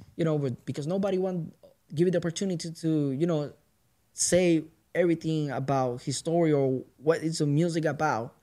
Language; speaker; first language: English; non-native, learner; Spanish